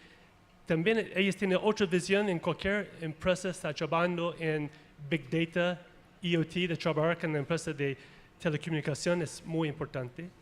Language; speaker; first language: Spanish; non-native, fluent; English